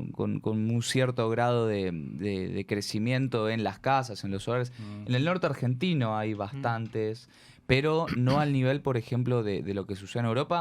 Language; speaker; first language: Spanish; native; Spanish